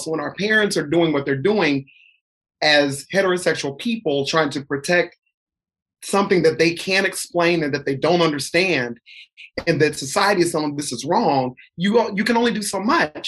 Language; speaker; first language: English; native; English